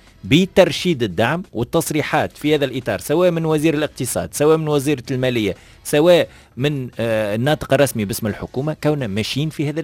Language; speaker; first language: Arabic; native; Arabic